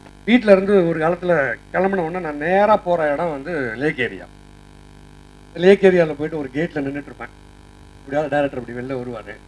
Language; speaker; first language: Tamil; native; Tamil